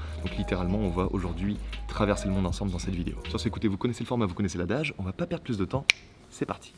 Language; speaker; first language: French; native; French